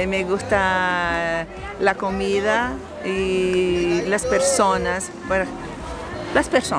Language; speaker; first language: Spanish; non-native, learner; Portuguese